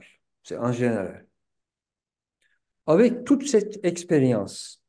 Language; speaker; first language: French; non-native, fluent; Turkish